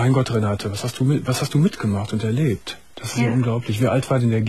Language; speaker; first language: German; native; German